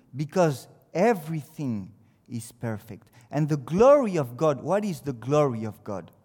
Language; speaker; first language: English; non-native, fluent; French